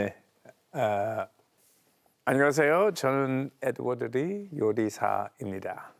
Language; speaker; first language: Korean; early bilingual, heritage; English